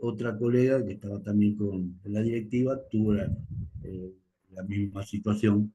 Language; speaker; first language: Spanish; native; Spanish